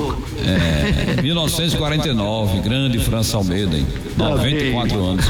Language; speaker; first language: Portuguese; native; Portuguese